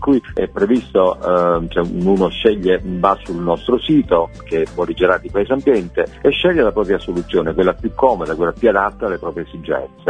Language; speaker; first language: Italian; native; Italian